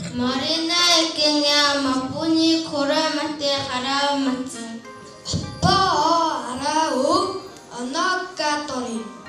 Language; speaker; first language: Japanese; non-native, learner; Mongolian